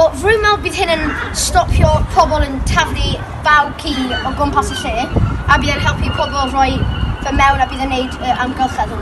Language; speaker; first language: Welsh; non-native, local second language; English